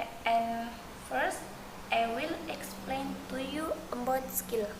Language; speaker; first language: English; non-native, learner; Indonesian